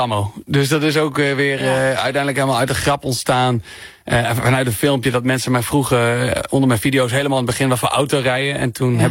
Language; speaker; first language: Dutch; native; Dutch